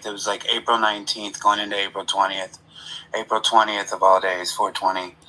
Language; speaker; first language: English; native; English